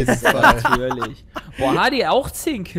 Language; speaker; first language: German; native; German